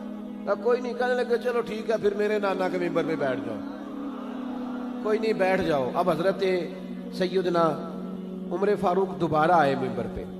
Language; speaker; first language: Urdu; native; Urdu